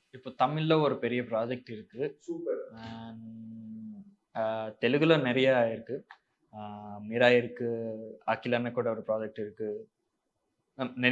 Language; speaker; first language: Tamil; non-native, learner; Telugu